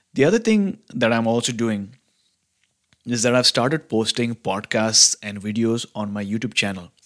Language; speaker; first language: English; non-native, local second language; Hindi